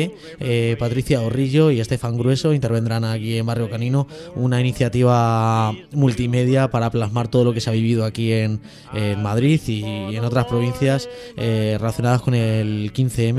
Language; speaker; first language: Spanish; native; Spanish